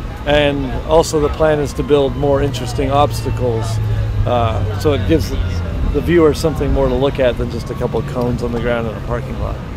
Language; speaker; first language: English; native; English